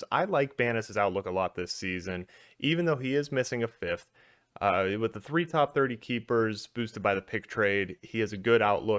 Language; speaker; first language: English; native; English